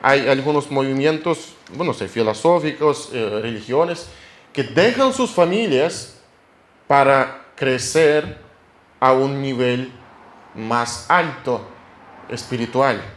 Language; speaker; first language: Spanish; non-native, fluent; Russian